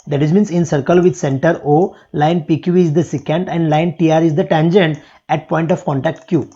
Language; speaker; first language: English; non-native, local second language; Marathi